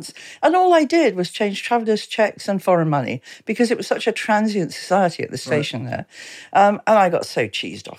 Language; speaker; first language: English; native; English